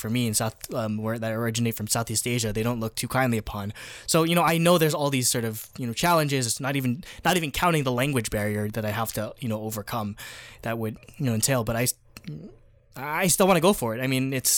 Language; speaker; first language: English; early bilingual, other home language; Filipino